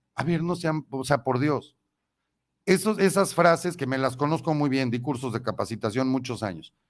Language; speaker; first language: Spanish; native; Spanish